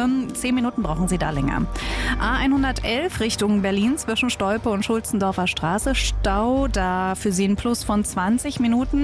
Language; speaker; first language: German; native; German